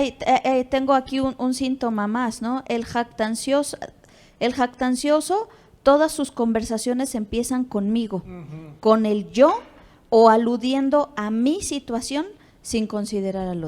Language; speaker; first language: Spanish; native; Spanish